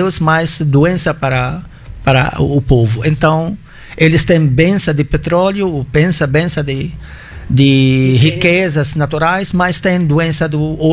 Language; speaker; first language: Portuguese; non-native, fluent; Arabic